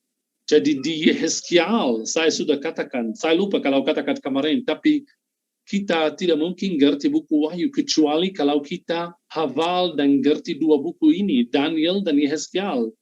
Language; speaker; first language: Indonesian; non-native, fluent; Arabic